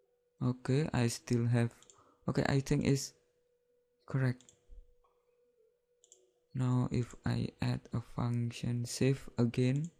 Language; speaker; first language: English; non-native, learner; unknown